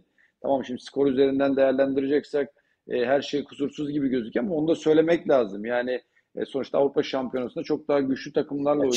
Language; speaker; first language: Turkish; native; Turkish